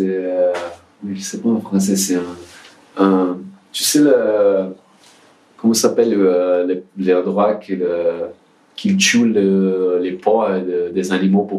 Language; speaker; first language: French; non-native, learner; Portuguese